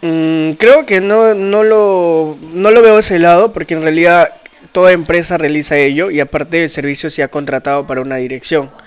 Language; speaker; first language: Spanish; native; Spanish